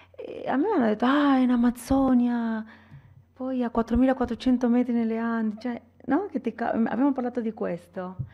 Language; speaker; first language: Italian; non-native, fluent; Spanish